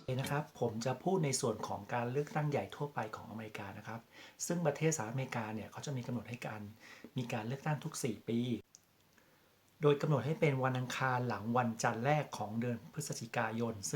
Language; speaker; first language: Thai; native; Thai